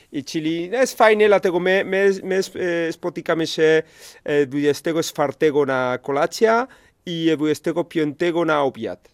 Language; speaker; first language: Polish; non-native, learner; Spanish